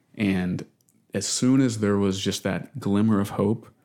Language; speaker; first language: English; native; English